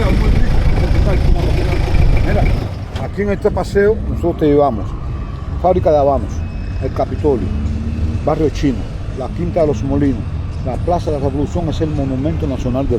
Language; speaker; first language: Spanish; native; Spanish